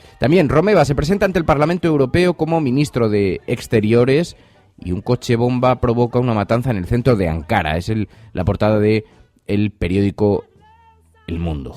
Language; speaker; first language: Spanish; native; Spanish